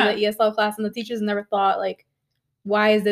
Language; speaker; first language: English; early bilingual, other home language; Spanish